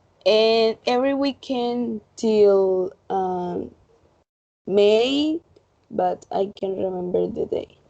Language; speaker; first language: English; non-native, learner; Spanish